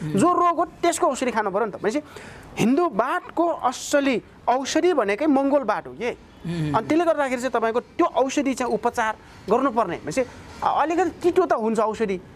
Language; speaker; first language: Nepali; non-native, local second language; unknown